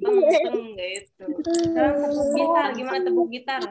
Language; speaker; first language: Indonesian; native; Indonesian